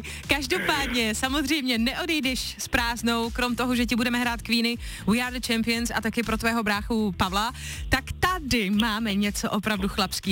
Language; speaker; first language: Czech; native; Czech